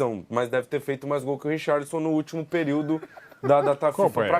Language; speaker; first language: Portuguese; native; Portuguese